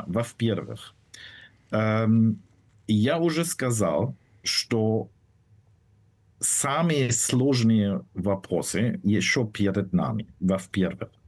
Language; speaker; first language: Russian; non-native, fluent; German